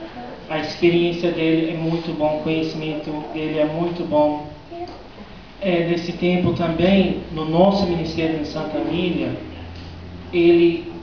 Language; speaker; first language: Portuguese; non-native, fluent; English